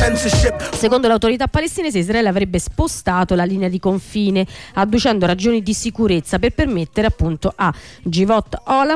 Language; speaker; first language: Italian; native; Italian